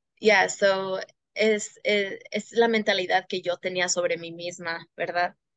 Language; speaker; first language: Spanish; early bilingual, heritage; Spanish